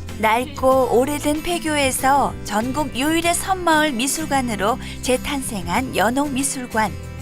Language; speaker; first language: Korean; native; Korean